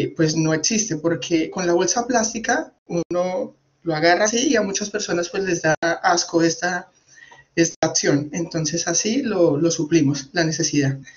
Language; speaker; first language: Spanish; native; Spanish